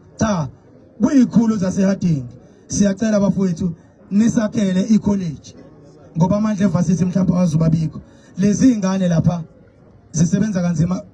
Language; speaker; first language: Zulu; native; Zulu